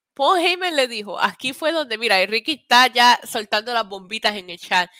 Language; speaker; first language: Spanish; native; Spanish